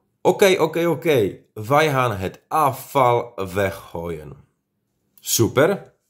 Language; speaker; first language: Dutch; non-native, fluent; Polish